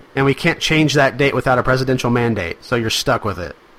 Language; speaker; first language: English; native; English